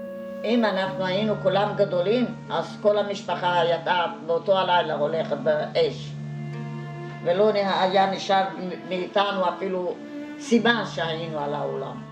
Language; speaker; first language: Hebrew; non-native, fluent; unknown